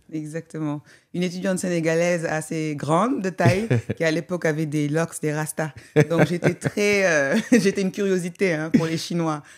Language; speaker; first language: French; non-native, local second language; Wolof